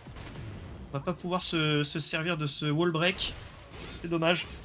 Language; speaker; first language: French; native; French